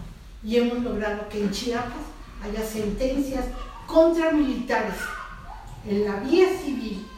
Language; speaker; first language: Spanish; native; Spanish